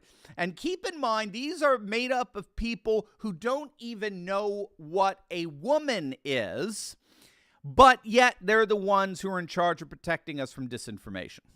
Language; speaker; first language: English; native; English